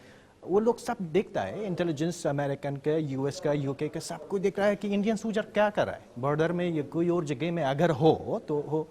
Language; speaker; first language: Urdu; non-native, fluent; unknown